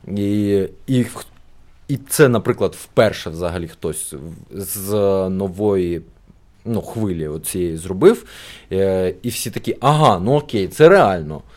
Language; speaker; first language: Ukrainian; non-native, local second language; Russian